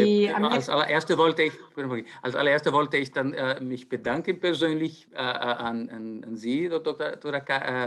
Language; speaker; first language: German; non-native, fluent; Portuguese